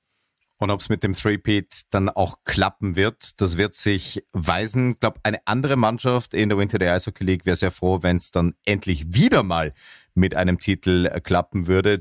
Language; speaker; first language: German; native; German